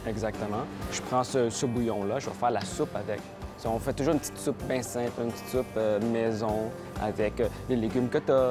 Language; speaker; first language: French; early bilingual, other home language; Khmer